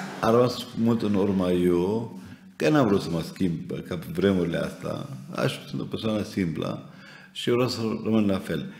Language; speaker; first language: Romanian; non-native, fluent; Arabic